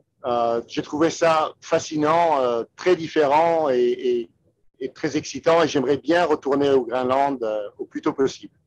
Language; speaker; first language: French; non-native, fluent; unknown